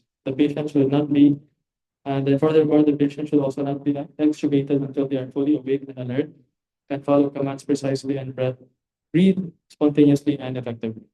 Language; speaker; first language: English; non-native, local second language; Filipino